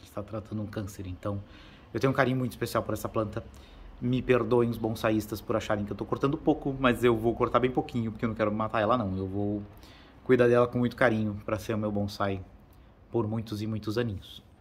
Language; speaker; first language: Portuguese; native; Portuguese